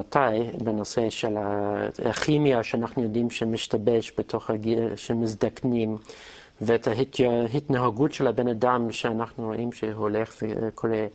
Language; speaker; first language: Hebrew; non-native, fluent; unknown